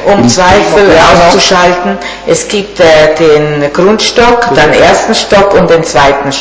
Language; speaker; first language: German; non-native, fluent; Italian